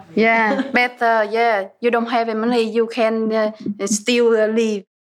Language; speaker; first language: English; non-native, learner; Vietnamese